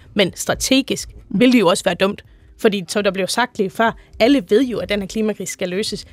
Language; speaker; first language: Danish; native; Danish